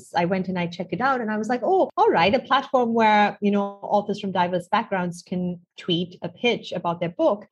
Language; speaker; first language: English; non-native, local second language; Sinhala